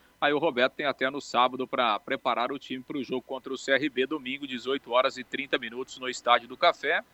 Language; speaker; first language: Portuguese; native; Portuguese